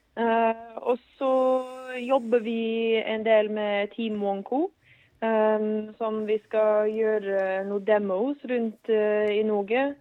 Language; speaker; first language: Norwegian; non-native, fluent; English